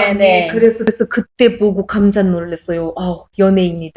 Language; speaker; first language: Korean; non-native, fluent; Uzbek